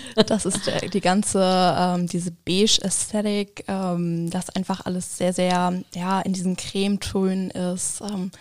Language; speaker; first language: German; native; German